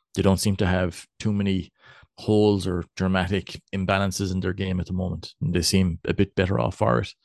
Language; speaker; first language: English; native; English